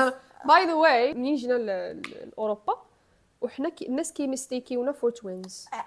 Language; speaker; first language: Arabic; native; Arabic